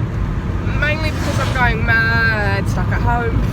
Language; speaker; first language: English; native; English